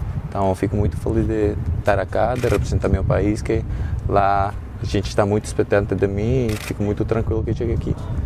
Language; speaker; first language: Portuguese; non-native, learner; Spanish